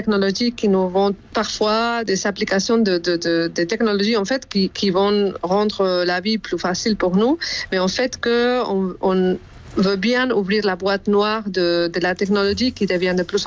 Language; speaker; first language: French; non-native, fluent; Spanish